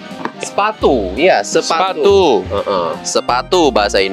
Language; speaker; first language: Indonesian; non-native, fluent; Korean